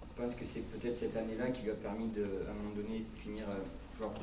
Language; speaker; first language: French; native; French